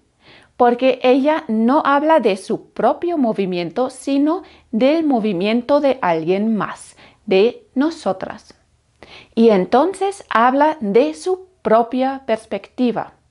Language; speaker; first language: Spanish; non-native, fluent; German